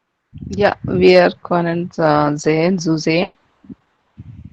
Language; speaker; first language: German; non-native, learner; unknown